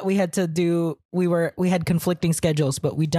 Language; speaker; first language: English; non-native, local second language; Filipino